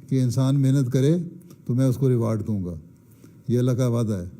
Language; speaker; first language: Urdu; native; Urdu